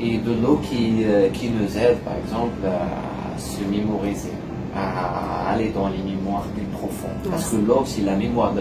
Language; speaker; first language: French; non-native, local second language; Arabic